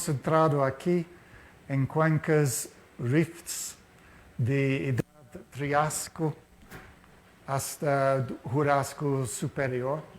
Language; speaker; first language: Spanish; non-native, fluent; Portuguese